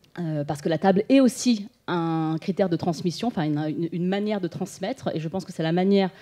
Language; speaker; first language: French; native; French